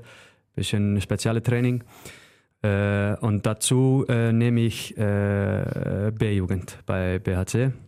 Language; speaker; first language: German; non-native, learner; Icelandic